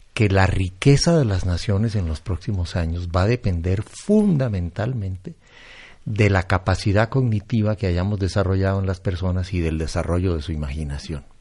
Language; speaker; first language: Spanish; native; Spanish